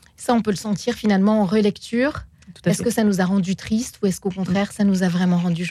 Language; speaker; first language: French; native; French